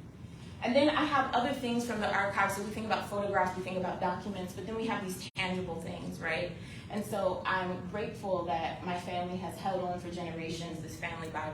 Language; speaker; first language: English; native; English